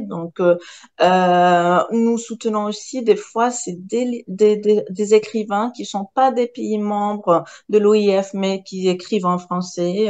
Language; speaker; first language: French; non-native, local second language; Arabic